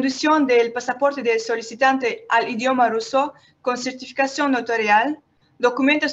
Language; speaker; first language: Spanish; non-native, learner; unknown